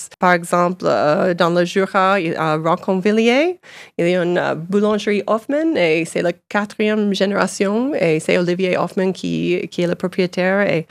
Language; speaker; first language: French; non-native, learner; English